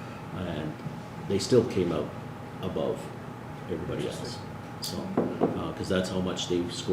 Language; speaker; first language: English; native; English